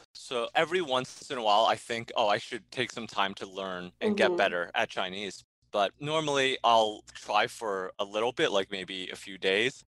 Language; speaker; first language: English; early bilingual, other home language; Chinese